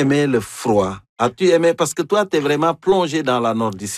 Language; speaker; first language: French; native; French